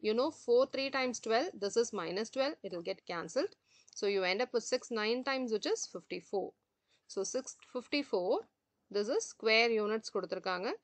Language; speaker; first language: English; non-native, local second language; Tamil